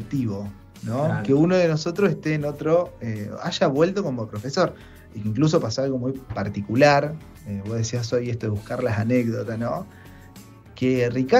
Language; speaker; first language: Spanish; native; Spanish